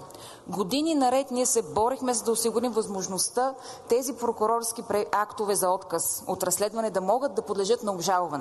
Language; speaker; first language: Bulgarian; native; Bulgarian